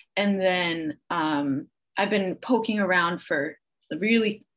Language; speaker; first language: English; native; English